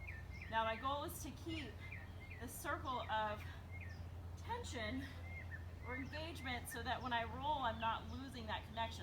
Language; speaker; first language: English; native; English